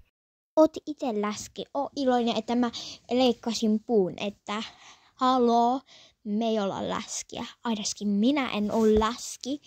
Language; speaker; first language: Finnish; early bilingual, other home language; Polish